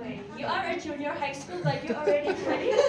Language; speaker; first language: English; non-native, fluent; Indonesian